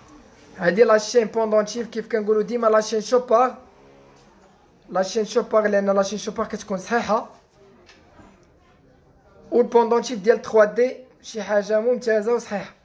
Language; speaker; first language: Arabic; native; Arabic